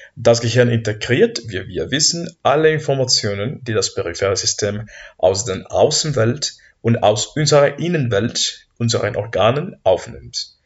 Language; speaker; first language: German; non-native, fluent; Spanish